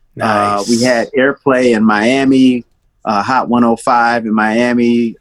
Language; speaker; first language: English; native; English